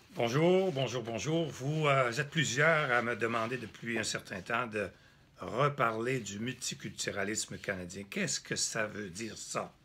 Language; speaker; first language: French; native; French